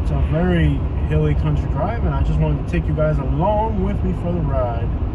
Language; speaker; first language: English; early bilingual, other home language; Spanish